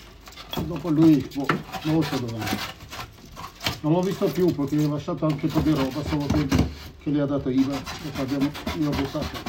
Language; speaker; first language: Italian; non-native, learner; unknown